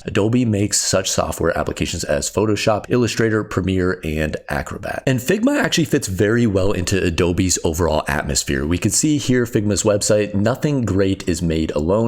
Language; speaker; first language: English; native; English